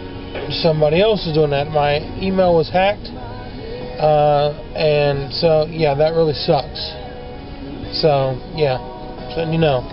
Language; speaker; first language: English; native; English